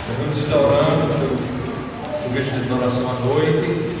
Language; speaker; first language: Portuguese; native; Portuguese